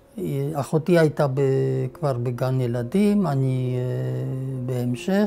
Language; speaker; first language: Hebrew; non-native, fluent; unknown